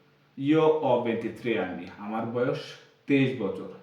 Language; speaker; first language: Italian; non-native, learner; Bangla